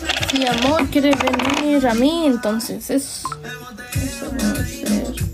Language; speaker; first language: Spanish; early bilingual, heritage; Spanish